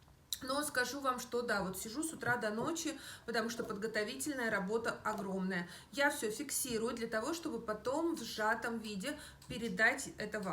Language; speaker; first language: Russian; native; Russian